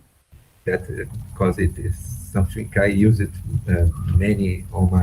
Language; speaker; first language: English; non-native, fluent; Portuguese